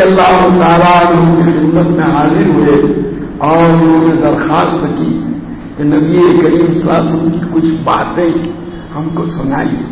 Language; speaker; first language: Urdu; non-native, local second language; Gujarati